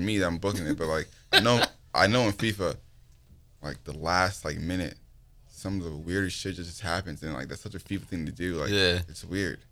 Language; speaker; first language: English; native; English